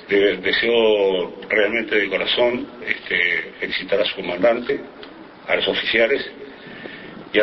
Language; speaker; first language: Spanish; native; Spanish